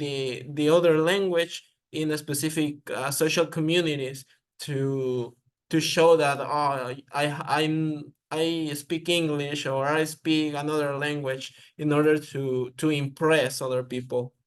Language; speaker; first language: English; non-native, learner; Spanish